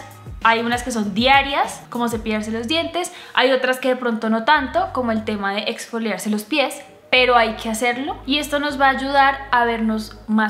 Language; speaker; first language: Spanish; native; Spanish